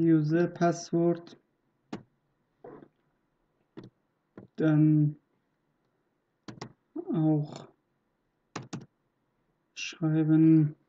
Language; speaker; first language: German; non-native, learner; Persian